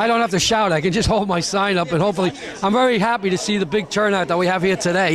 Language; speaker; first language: English; native; English